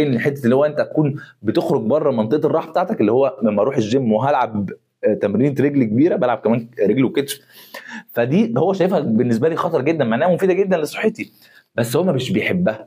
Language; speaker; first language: Arabic; native; Arabic